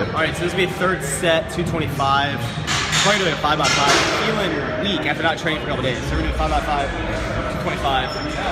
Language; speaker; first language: English; native; English